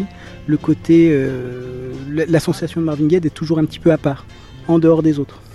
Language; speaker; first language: French; native; French